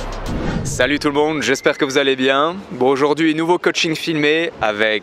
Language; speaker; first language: French; native; French